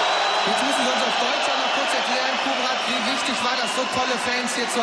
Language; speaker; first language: German; native; German